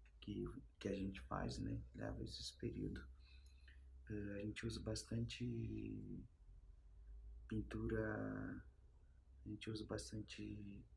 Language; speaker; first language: Portuguese; non-native, local second language; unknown